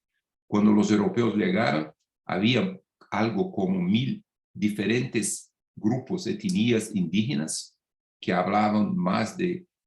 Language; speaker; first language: Spanish; non-native, fluent; Portuguese